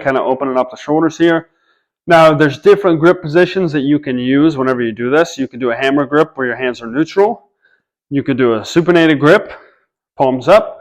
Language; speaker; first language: English; native; English